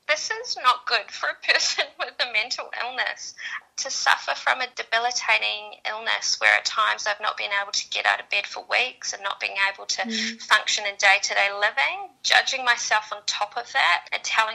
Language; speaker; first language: English; native; English